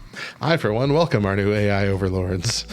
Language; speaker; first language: English; native; English